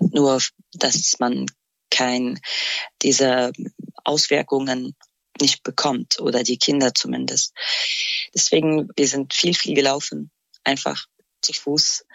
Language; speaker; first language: German; non-native, fluent; Kurdish